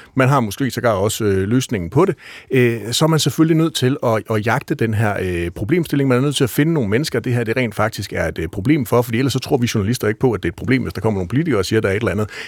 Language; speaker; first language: Danish; native; Danish